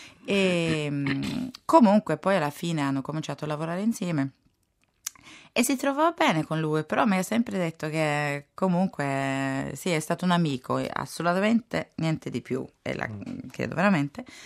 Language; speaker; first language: Italian; non-native, fluent; Swedish